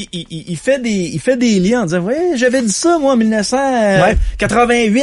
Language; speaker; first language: French; native; French